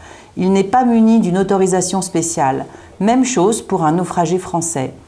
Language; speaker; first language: French; native; French